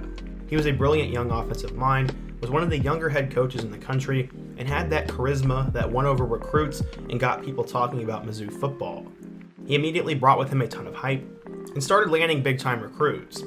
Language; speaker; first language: English; native; English